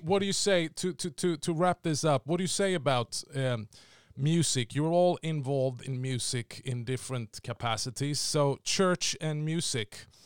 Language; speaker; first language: English; non-native, fluent; Swedish